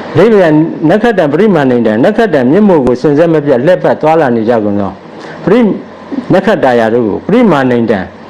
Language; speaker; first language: Burmese; native; Burmese